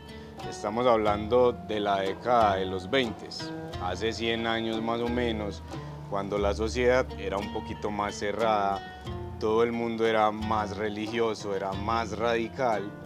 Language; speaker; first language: Spanish; native; Spanish